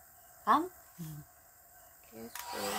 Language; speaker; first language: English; non-native, local second language; Malay